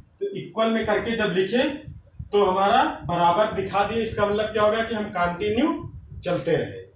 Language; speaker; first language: Hindi; native; Hindi